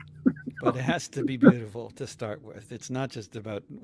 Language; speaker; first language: English; native; English